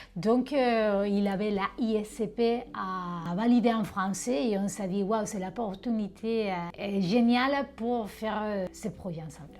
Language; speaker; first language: French; non-native, fluent; Spanish